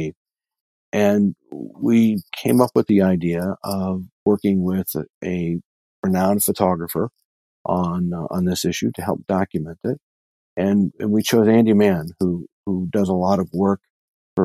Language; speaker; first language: English; native; English